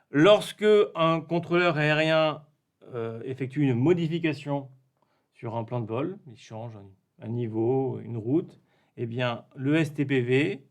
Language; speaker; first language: French; native; French